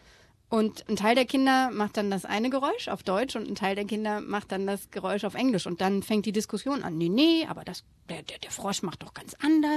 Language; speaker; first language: German; native; German